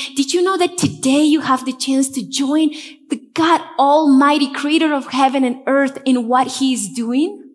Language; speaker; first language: English; non-native, fluent; Spanish